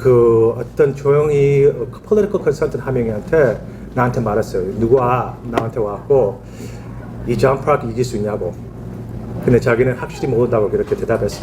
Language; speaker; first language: Korean; early bilingual, heritage; Korean